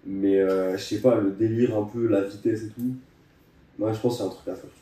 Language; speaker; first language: French; native; French